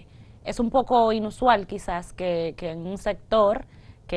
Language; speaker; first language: Spanish; native; Spanish